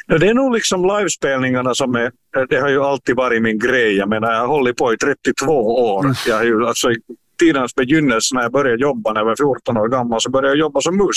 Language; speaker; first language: Swedish; native; Swedish